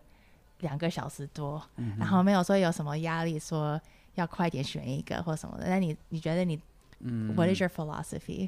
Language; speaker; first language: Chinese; early bilingual, heritage; Chinese